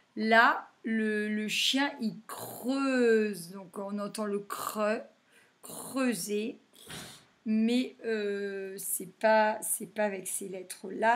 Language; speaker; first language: French; native; French